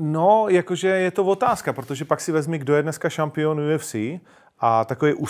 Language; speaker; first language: Czech; native; Czech